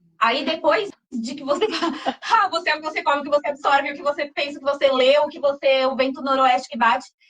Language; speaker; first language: Portuguese; native; Portuguese